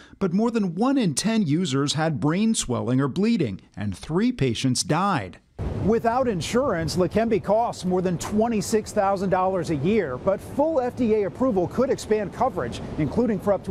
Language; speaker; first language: English; native; English